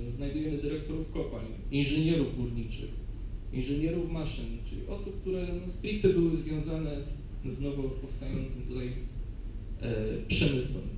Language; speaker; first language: Polish; native; Polish